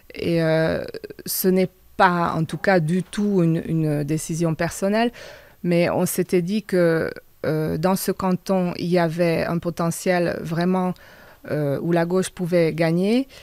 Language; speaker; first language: French; non-native, fluent; Hungarian